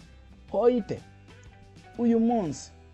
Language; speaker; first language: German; non-native, fluent; Kinyarwanda